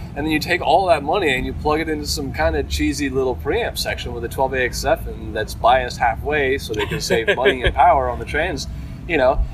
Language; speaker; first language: English; early bilingual, other home language; Italian